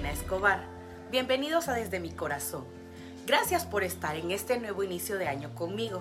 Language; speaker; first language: Spanish; native; Spanish